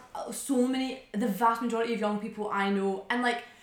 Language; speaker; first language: English; native; English